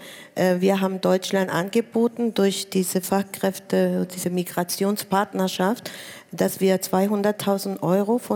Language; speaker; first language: German; non-native, fluent; Spanish